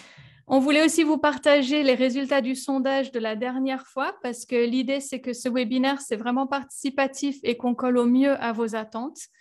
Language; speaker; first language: French; native; French